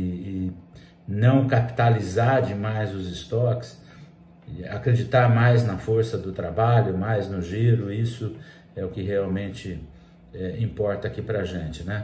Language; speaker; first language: Portuguese; native; Portuguese